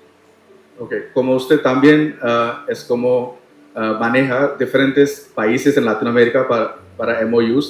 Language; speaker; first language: Spanish; non-native, learner; Tamil